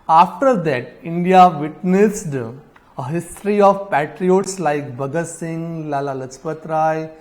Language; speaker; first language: English; non-native, local second language; Gujarati